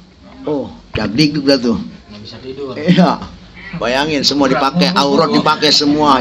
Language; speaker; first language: Indonesian; native; Indonesian